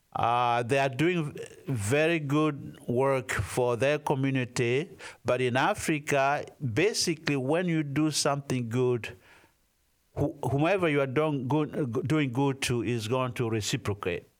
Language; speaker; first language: English; non-native, fluent; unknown